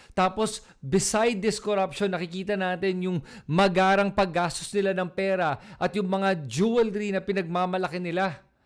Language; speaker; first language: Filipino; native; Filipino